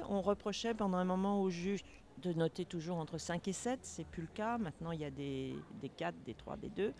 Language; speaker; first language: French; native; French